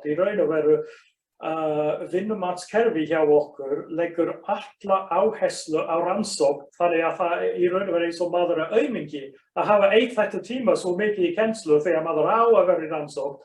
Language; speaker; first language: Icelandic; non-native, fluent; English